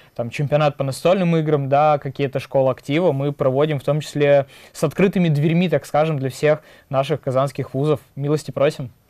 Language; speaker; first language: Russian; native; Russian